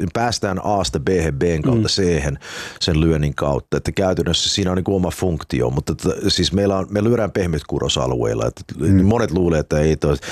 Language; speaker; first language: Finnish; early bilingual, heritage; Finnish